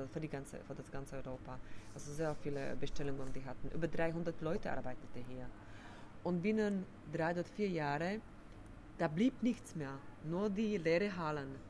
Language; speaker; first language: German; non-native, fluent; Slovak